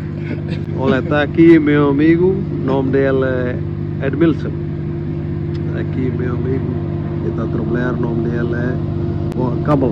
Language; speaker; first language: Portuguese; non-native, learner; Punjabi